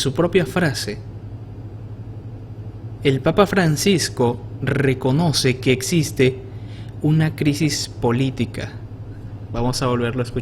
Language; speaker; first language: Spanish; native; Spanish